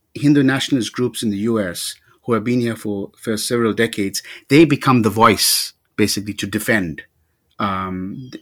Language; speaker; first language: English; native; English